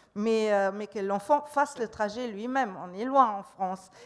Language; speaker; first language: French; non-native, fluent; German